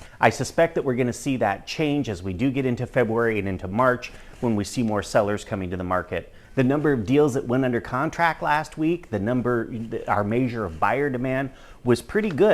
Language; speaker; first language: English; native; English